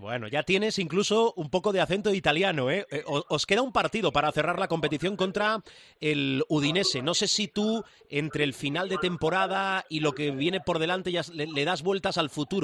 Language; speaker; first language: Spanish; native; Spanish